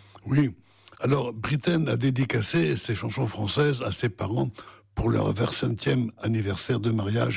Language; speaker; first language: French; native; French